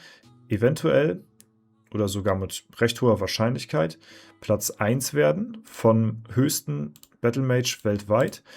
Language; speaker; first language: German; native; German